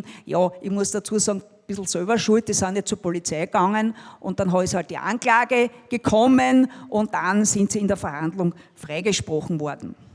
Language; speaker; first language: German; native; German